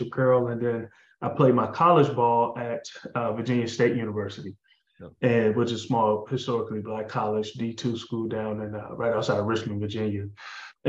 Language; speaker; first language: English; native; English